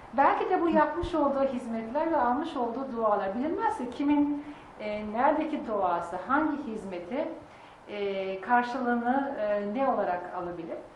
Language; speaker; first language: Turkish; native; Turkish